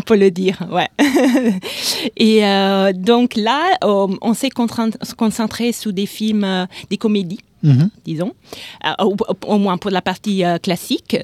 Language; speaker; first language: French; non-native, fluent; Italian